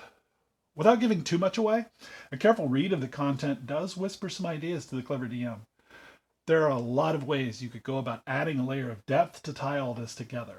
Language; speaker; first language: English; native; English